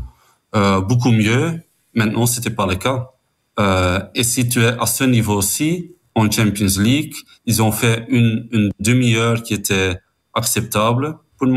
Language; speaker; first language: French; non-native, fluent; Dutch